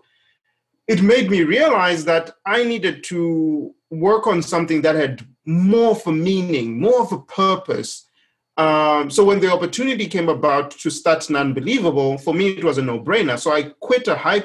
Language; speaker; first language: English; non-native, local second language; Shona